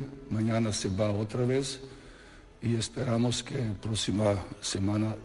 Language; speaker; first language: Spanish; non-native, fluent; Serbian